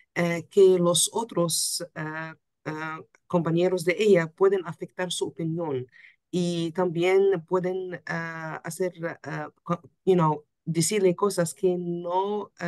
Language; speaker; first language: Spanish; non-native, fluent; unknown